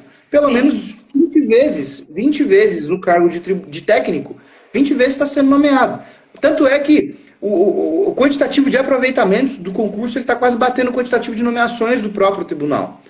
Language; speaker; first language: Portuguese; native; Portuguese